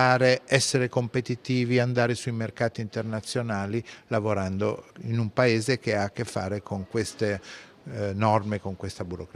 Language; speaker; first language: Italian; native; Italian